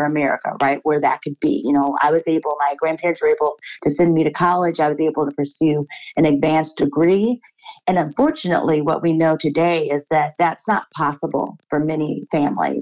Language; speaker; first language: English; native; English